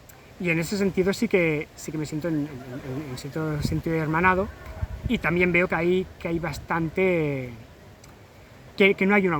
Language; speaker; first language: Spanish; native; Spanish